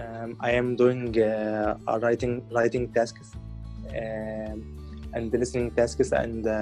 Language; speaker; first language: English; non-native, learner; Arabic